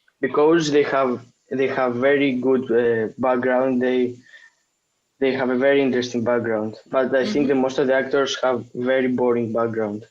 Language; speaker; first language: English; non-native, fluent; Greek